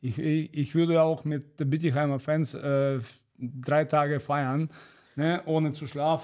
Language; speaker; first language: German; non-native, fluent; Russian